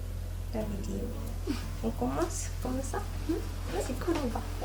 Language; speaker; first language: French; non-native, fluent; Japanese